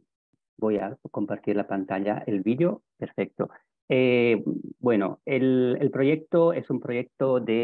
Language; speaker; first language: Spanish; non-native, fluent; Italian